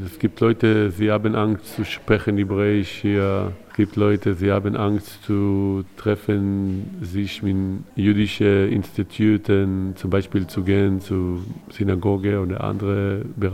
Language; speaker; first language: German; non-native, learner; Hebrew